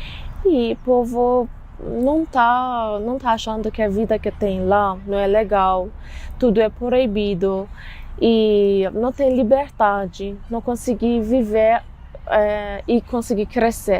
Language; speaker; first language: Portuguese; non-native, fluent; Persian